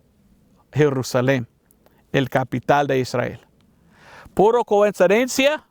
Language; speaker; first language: Spanish; non-native, learner; English